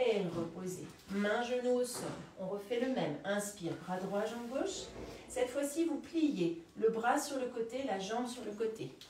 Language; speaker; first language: French; native; French